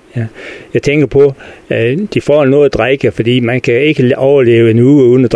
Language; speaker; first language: Danish; native; Danish